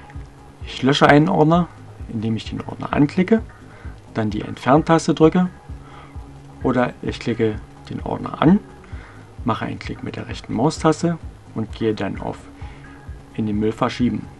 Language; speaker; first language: German; native; German